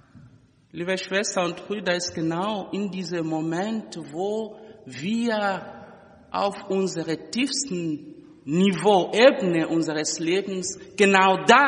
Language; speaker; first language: German; non-native, fluent; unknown